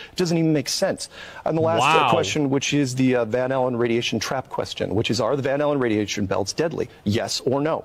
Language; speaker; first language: English; native; English